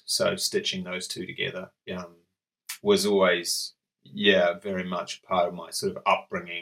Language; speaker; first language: English; native; English